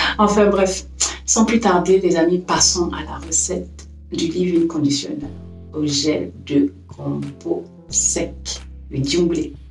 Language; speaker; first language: French; native; French